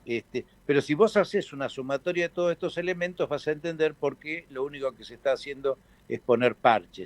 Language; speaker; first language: Spanish; native; Spanish